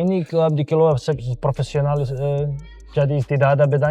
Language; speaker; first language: Indonesian; native; Indonesian